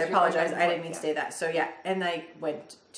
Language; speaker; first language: English; native; English